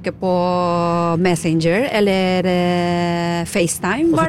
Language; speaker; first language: Norwegian; non-native, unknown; Filipino